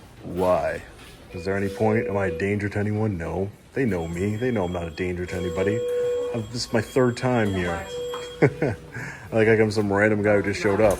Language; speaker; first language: English; native; English